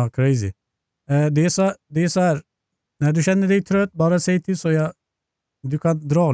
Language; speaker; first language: Swedish; non-native, fluent; Turkish